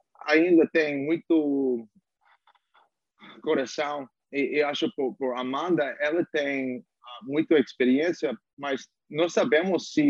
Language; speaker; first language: Portuguese; non-native, fluent; English